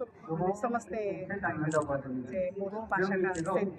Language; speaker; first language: Hindi; non-native, learner; Kok Borok